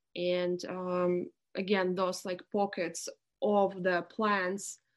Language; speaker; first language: English; non-native, fluent; Russian